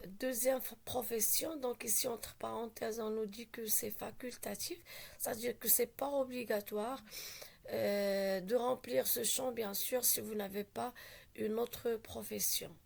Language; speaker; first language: French; non-native, local second language; Arabic